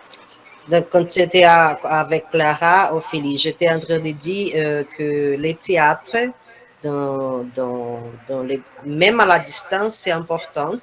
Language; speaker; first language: French; non-native, fluent; Portuguese